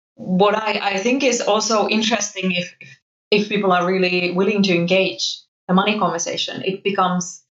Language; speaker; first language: English; non-native, fluent; Finnish